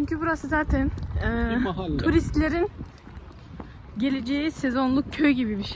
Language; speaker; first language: Turkish; non-native, fluent; Russian